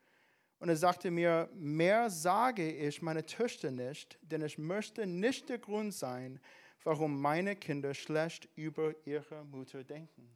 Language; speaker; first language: German; non-native, fluent; English